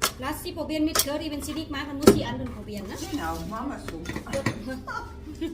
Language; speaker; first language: German; non-native, learner; Thai